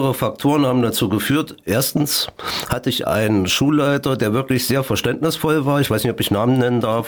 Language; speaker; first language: German; native; German